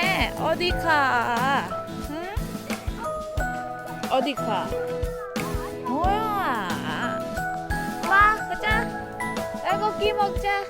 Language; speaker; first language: Korean; non-native, learner; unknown